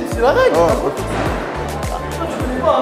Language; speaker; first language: French; native; French